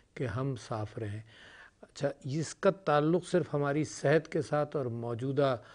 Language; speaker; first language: Urdu; native; Urdu